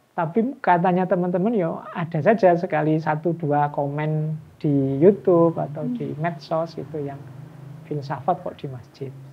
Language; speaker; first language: Indonesian; non-native, local second language; Javanese